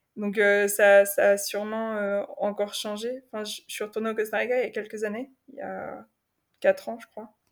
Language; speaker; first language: French; native; French